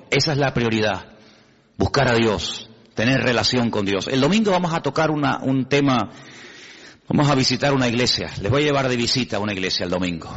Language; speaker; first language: Spanish; native; Spanish